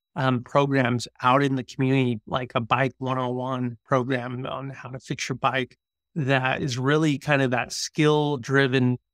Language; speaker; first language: English; native; English